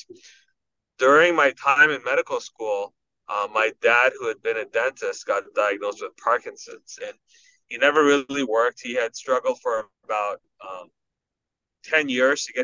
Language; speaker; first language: English; native; English